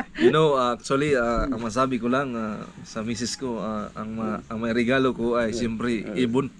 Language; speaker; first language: Filipino; non-native, local second language; Cebuano